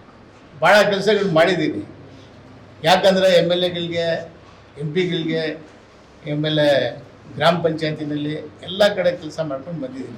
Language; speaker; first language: Kannada; non-native, local second language; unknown